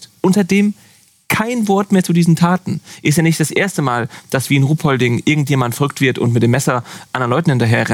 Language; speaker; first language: German; native; German